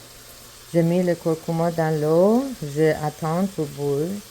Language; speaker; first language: French; non-native, learner; Persian